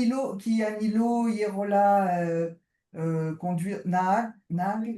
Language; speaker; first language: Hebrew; non-native, learner; French